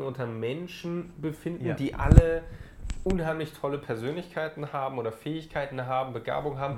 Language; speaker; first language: German; native; German